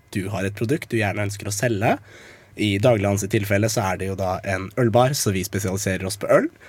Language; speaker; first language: Norwegian; early bilingual, other home language; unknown